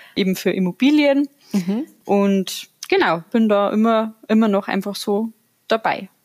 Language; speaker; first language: German; native; German